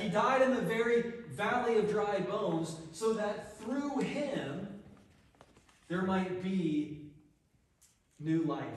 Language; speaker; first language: English; native; English